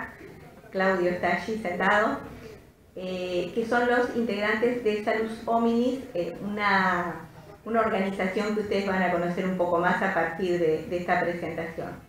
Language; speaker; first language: Spanish; native; Spanish